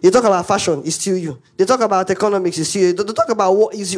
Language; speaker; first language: English; non-native, local second language; Igbo